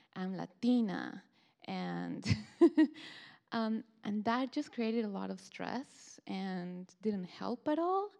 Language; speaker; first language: English; non-native, fluent; Spanish